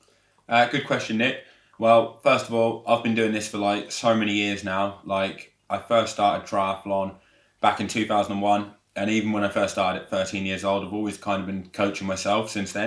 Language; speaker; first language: English; native; English